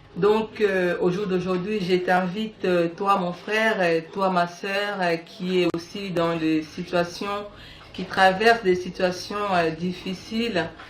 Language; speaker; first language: French; native; French